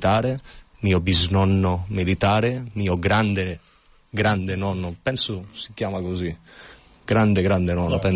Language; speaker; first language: Italian; non-native, fluent; Catalan